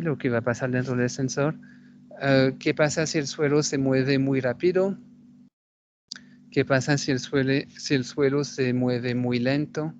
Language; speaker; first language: Spanish; non-native, fluent; French